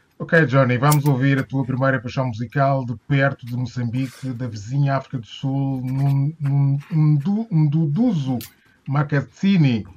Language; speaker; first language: Portuguese; native; Portuguese